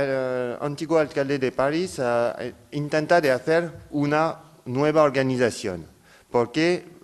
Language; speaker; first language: Spanish; non-native, fluent; French